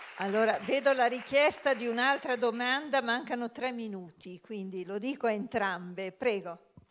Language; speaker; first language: Italian; native; Italian